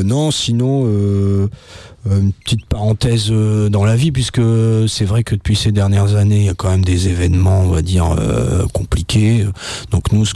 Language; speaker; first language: French; native; French